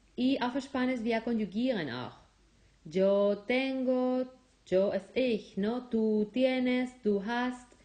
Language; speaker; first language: German; non-native, fluent; Spanish